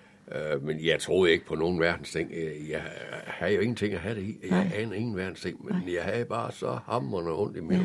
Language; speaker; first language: Danish; native; Danish